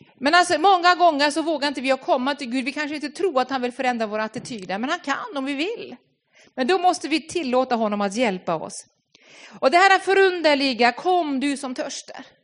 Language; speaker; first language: Swedish; non-native, fluent; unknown